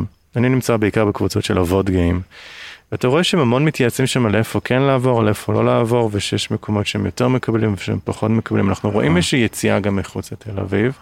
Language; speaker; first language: Hebrew; native; Hebrew